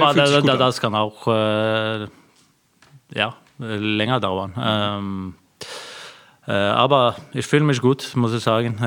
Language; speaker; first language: German; non-native, fluent; Norwegian